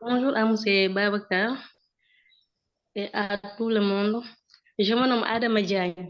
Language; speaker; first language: French; non-native, local second language; Wolof